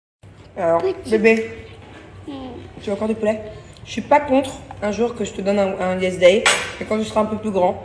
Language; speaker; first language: French; native; French